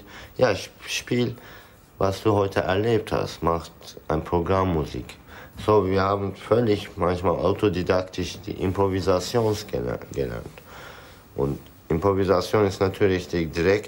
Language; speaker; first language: German; non-native, fluent; Turkish